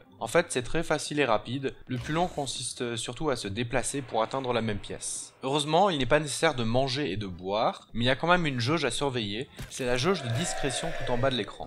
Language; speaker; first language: French; native; French